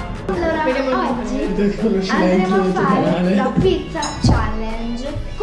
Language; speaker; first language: Italian; native; Italian